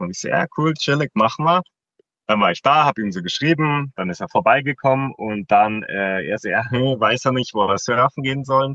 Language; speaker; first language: German; native; German